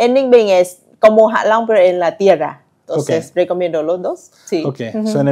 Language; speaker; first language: Spanish; non-native, learner; Vietnamese